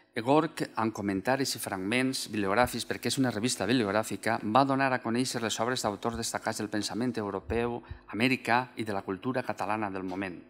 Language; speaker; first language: Catalan; native; Catalan